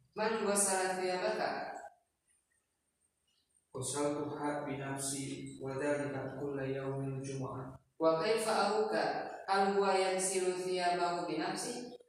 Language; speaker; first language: Arabic; non-native, fluent; Indonesian